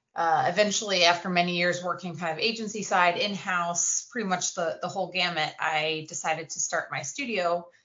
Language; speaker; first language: English; native; English